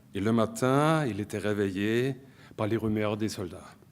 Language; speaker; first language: French; non-native, fluent; German